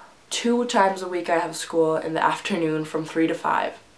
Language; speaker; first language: English; non-native, fluent; Finnish